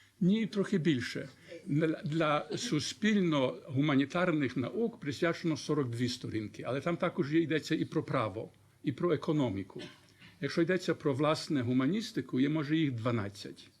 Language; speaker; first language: Ukrainian; early bilingual, heritage; Ukrainian